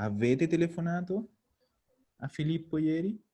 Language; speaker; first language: Italian; non-native, fluent; Spanish